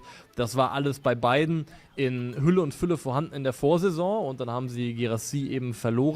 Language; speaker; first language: German; native; German